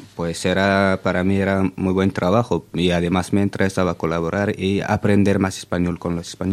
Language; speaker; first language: Spanish; non-native, fluent; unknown